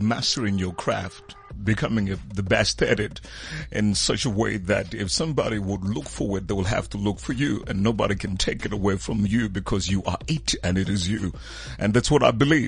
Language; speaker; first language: English; non-native, local second language; Tswana